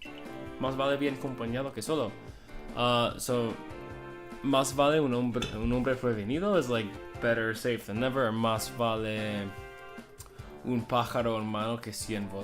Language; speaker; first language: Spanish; non-native, fluent; English